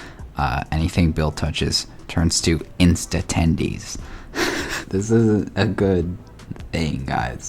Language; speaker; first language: English; native; English